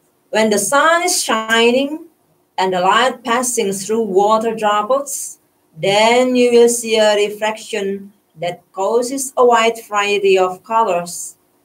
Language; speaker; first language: English; non-native, fluent; Indonesian